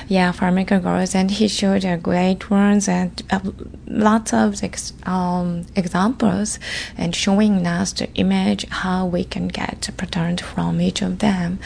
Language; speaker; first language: English; non-native, learner; Japanese